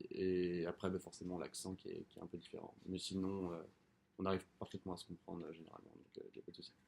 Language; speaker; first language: French; native; French